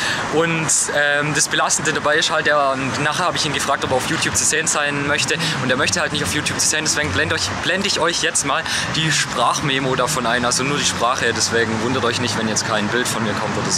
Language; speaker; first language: German; native; German